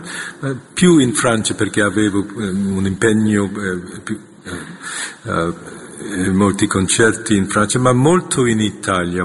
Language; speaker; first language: Italian; non-native, fluent; Korean